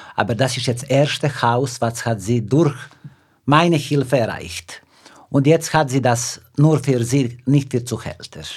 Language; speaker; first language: German; non-native, fluent; Serbian